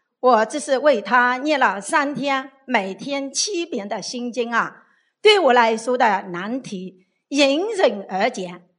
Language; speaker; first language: Chinese; native; Chinese